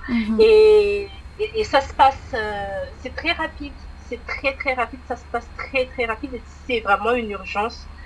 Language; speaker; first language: French; non-native, local second language; Malagasy